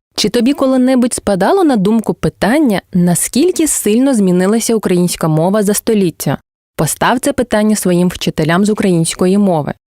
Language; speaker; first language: Ukrainian; non-native, local second language; Crimean Tatar